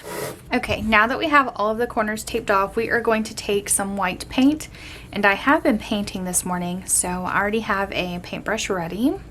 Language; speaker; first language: English; native; English